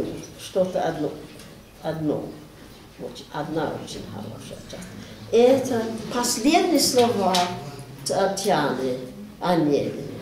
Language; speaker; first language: Russian; non-native, learner; English